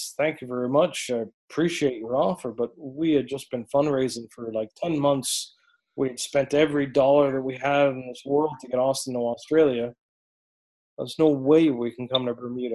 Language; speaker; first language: English; native; English